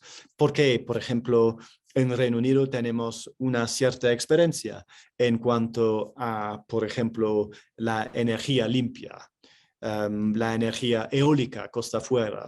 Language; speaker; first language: Spanish; non-native, fluent; English